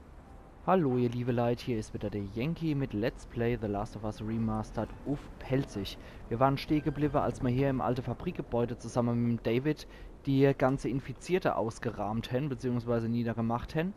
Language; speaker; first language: German; native; German